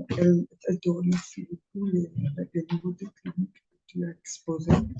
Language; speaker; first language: French; non-native, fluent; Spanish